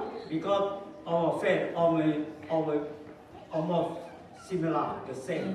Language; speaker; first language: English; non-native, learner; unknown